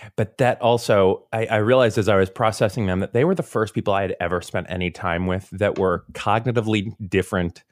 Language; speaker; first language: English; native; English